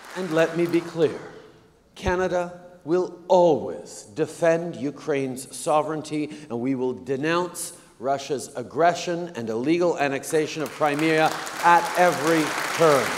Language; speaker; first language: English; native; English